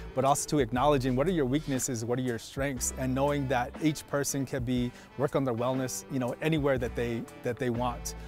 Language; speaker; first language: English; native; English